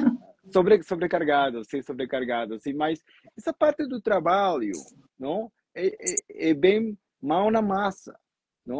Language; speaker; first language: Portuguese; non-native, fluent; Spanish